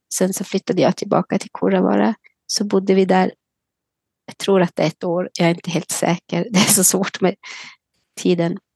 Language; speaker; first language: Swedish; native; Swedish